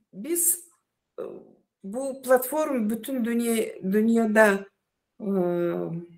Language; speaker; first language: Turkish; non-native, learner; Russian